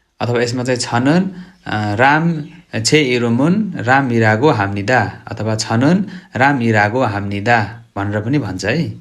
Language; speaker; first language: Nepali; native; Nepali